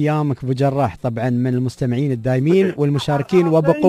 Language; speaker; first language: Arabic; native; Arabic